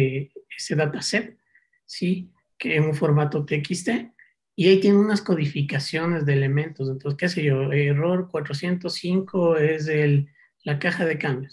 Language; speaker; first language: Spanish; native; Spanish